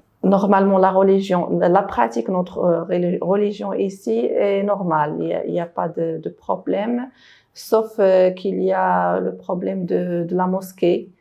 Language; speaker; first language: French; non-native, local second language; Arabic